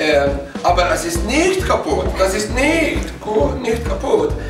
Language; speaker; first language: German; non-native, learner; Lithuanian